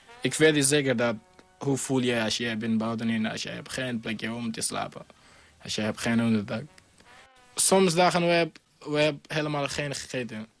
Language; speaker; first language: Dutch; non-native, learner; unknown